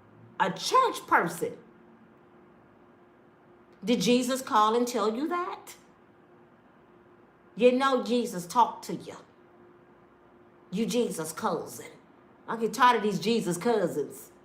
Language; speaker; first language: English; native; English